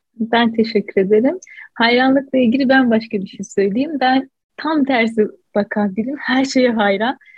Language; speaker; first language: Turkish; native; Turkish